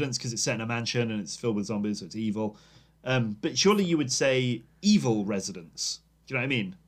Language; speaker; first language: English; native; English